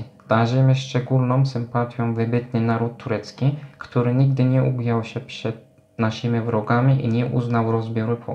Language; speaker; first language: Polish; non-native, fluent; Turkish